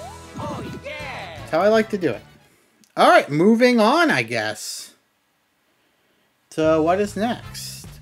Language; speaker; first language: English; native; English